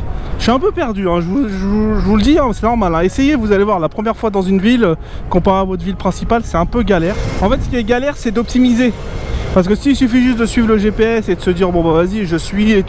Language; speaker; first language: French; native; French